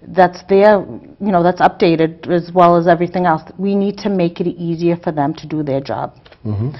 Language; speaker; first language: English; native; English